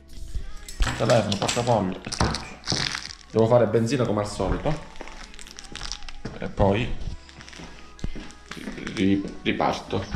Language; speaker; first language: Italian; native; Italian